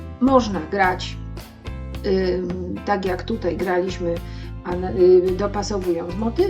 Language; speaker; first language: Polish; native; Polish